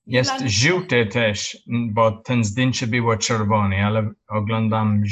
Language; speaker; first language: Polish; non-native, learner; English